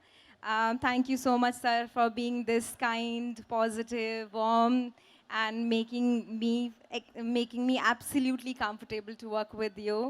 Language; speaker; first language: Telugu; non-native, local second language; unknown